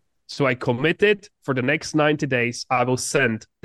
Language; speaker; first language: English; non-native, fluent; Czech